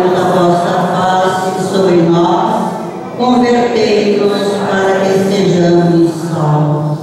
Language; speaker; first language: Portuguese; native; Portuguese